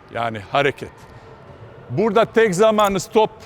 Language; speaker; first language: Turkish; non-native, fluent; Bosnian